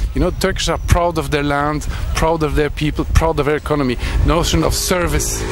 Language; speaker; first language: English; non-native, fluent; French